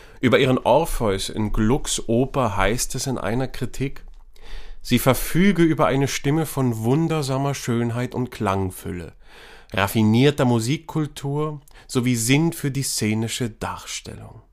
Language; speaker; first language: German; native; German